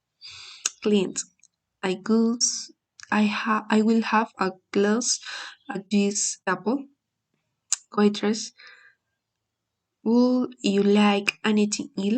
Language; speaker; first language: English; non-native, learner; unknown